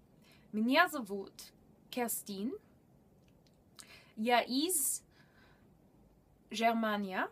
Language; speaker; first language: Russian; non-native, learner; German